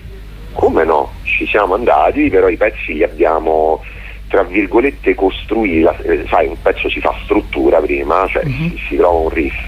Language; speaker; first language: Italian; native; Italian